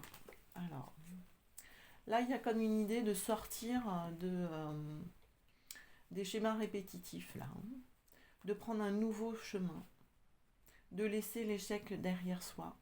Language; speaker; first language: French; native; French